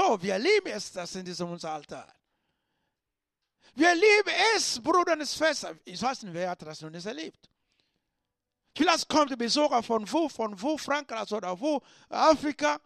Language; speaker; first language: German; non-native, learner; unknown